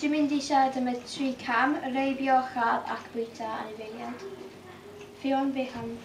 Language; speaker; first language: Welsh; non-native, local second language; English